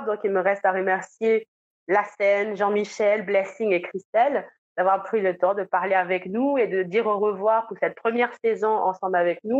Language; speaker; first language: French; native; French